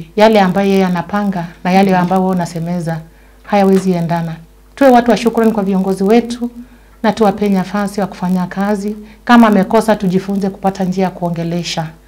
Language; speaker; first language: Swahili; non-native, local second language; Luyia